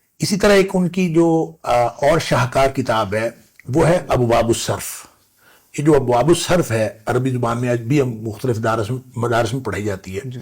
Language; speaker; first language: Urdu; non-native, local second language; Punjabi